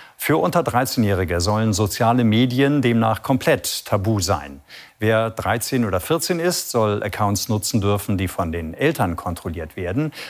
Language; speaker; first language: German; native; German